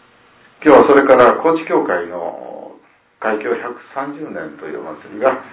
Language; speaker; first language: Japanese; native; Japanese